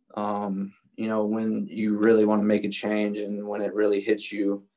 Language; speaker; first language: English; native; English